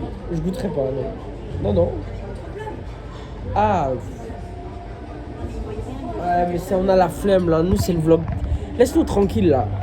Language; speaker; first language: French; native; French